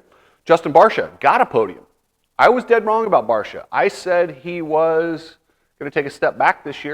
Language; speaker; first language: English; native; English